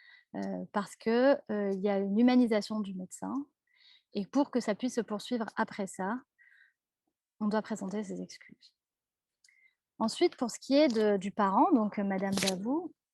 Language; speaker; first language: French; native; French